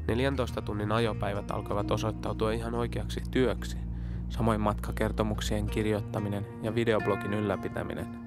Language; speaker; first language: Finnish; early bilingual, heritage; Finnish